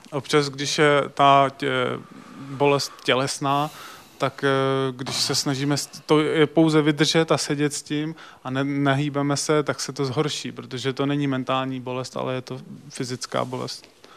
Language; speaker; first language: Czech; native; Czech